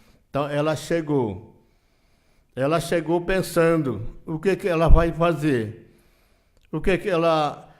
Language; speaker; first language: Portuguese; non-native, local second language; Yanomámi